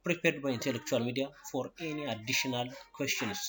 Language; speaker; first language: English; non-native, local second language; Amharic